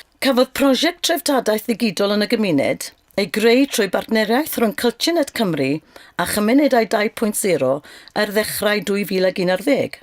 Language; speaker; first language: Welsh; native; Welsh